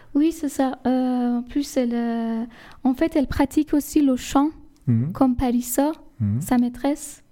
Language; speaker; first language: French; non-native, fluent; Persian